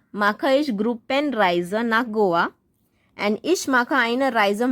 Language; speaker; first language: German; non-native, learner; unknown